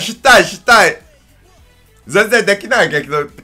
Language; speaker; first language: Japanese; non-native, learner; English